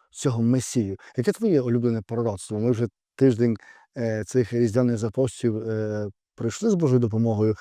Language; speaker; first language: Ukrainian; native; Ukrainian